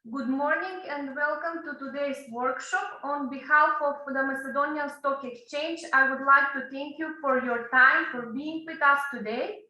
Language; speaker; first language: English; non-native, fluent; Macedonian